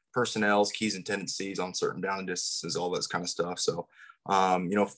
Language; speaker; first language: English; native; English